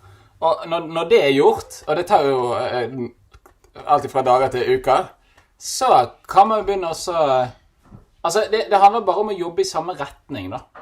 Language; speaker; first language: Norwegian; native; Norwegian